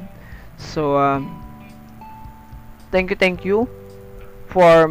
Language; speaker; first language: English; non-native, local second language; Filipino